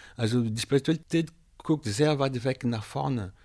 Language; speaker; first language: German; non-native, fluent; French